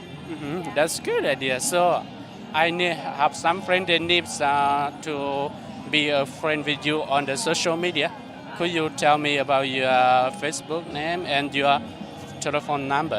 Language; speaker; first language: English; non-native, learner; Hmong